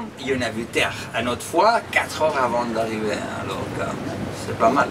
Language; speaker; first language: French; non-native, fluent; Spanish